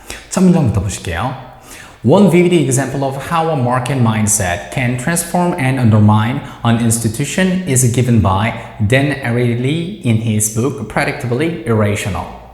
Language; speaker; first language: English; non-native, fluent; Korean